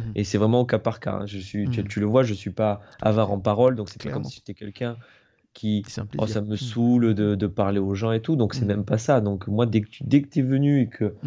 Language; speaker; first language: French; native; French